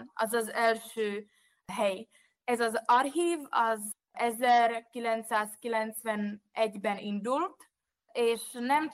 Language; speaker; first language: Hungarian; non-native, fluent; Czech